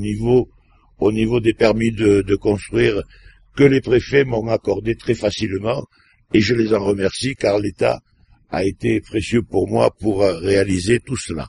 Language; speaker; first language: French; native; French